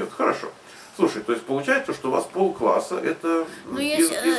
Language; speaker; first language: Russian; native; Russian